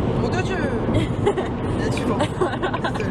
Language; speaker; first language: French; native; French